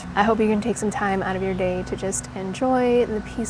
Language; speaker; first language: English; native; English